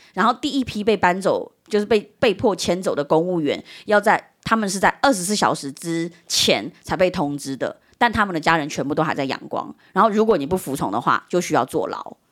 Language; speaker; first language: Chinese; early bilingual, heritage; Chinese